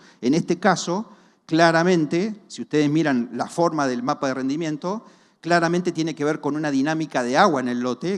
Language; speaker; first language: Spanish; native; Spanish